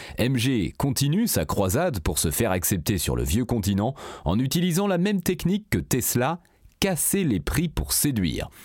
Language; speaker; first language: French; native; French